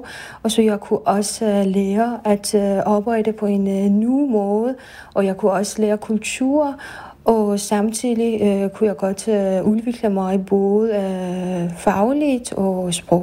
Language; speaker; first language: Danish; non-native, fluent; Persian